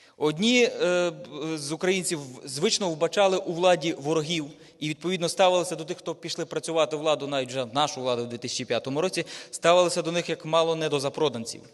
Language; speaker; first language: Ukrainian; native; Ukrainian